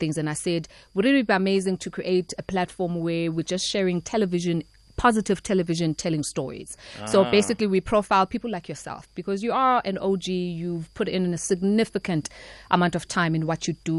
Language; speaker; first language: English; non-native, local second language; Zulu